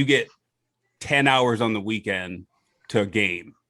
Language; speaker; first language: English; native; English